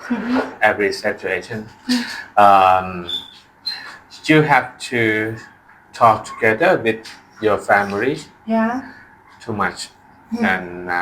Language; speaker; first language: English; non-native, learner; Thai